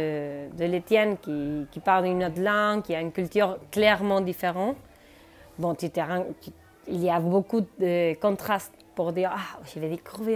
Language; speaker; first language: French; non-native, fluent; Spanish